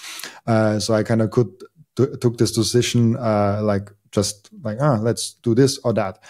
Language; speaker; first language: English; non-native, fluent; German